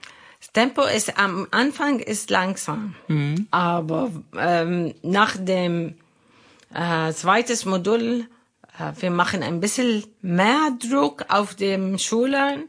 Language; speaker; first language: German; non-native, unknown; Arabic